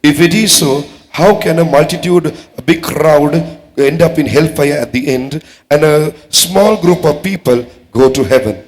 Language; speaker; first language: English; non-native, local second language; Tamil